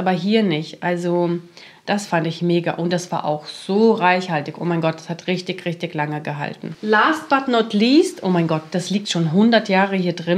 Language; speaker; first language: German; native; German